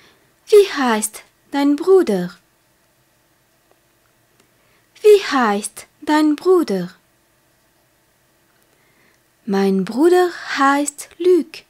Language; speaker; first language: German; non-native, fluent; French